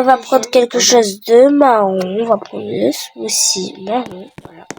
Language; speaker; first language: French; native; French